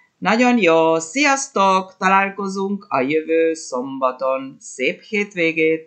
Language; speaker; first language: Hungarian; early bilingual, heritage; Spanish